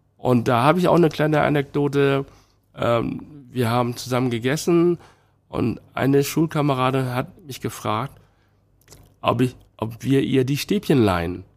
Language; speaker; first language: German; early bilingual, other home language; Chinese